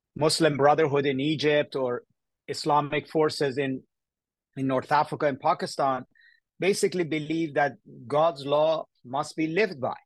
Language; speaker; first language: English; early bilingual, other home language; Persian